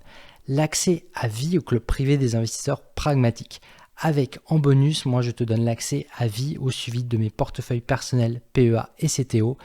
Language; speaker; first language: French; native; French